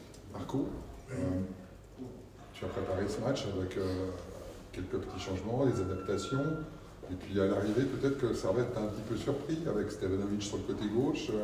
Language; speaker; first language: French; native; French